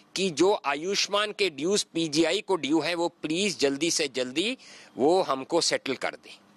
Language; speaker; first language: Hindi; native; Hindi